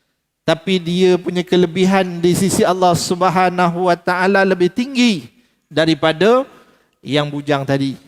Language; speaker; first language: Malay; native; Malay